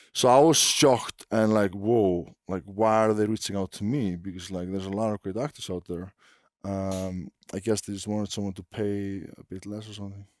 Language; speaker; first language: English; non-native, fluent; Icelandic